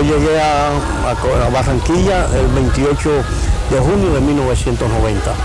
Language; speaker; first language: Spanish; native; Spanish